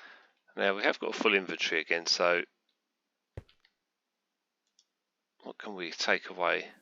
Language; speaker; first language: English; native; English